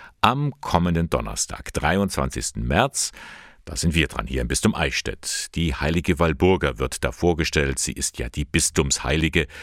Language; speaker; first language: German; native; German